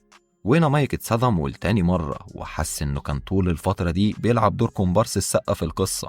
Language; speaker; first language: Arabic; native; Arabic